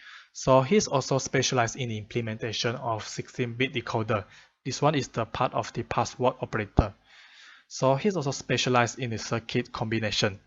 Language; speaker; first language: English; non-native, fluent; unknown